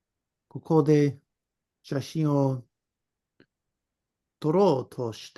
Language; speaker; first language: Japanese; non-native, learner; English